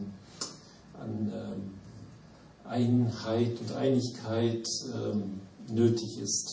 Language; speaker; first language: German; native; German